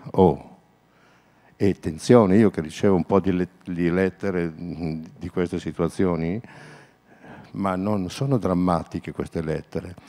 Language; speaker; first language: Italian; native; Italian